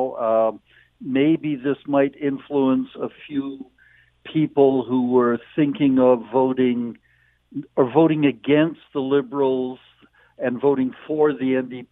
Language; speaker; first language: English; native; English